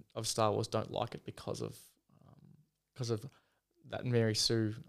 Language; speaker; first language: English; native; English